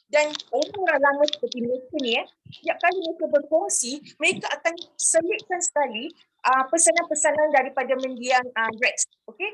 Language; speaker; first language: Malay; native; Malay